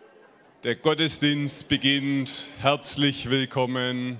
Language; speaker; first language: German; native; German